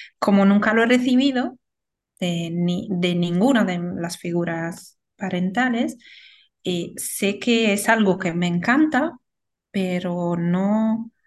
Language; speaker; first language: Spanish; non-native, fluent; Italian